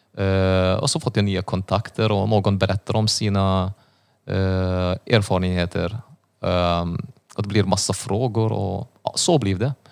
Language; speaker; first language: Swedish; non-native, fluent; Russian